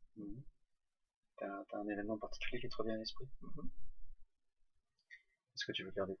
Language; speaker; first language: French; native; French